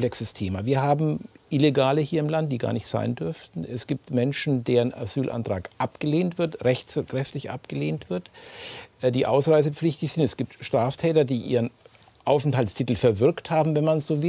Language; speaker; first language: German; native; German